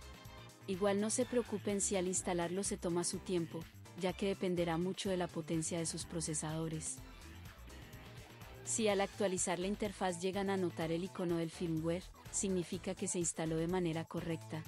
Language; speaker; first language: Spanish; native; Spanish